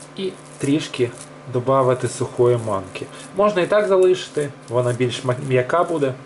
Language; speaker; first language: Ukrainian; native; Ukrainian